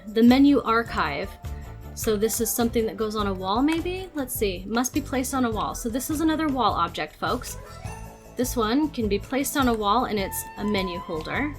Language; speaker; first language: English; native; English